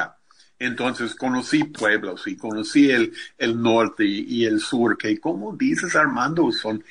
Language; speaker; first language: Spanish; non-native, fluent; English